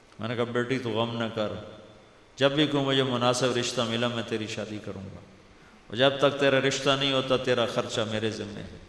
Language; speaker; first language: Urdu; non-native, local second language; Punjabi